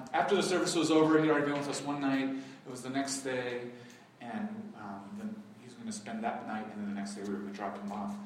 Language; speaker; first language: English; early bilingual, heritage; English